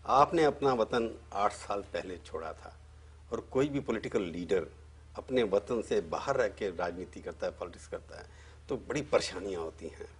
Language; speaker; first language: Hindi; native; Hindi